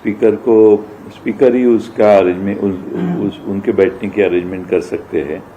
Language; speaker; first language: Hindi; non-native, local second language; Marathi